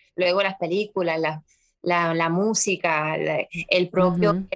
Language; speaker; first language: Spanish; native; Spanish